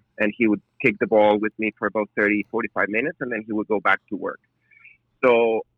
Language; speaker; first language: English; non-native, fluent; Spanish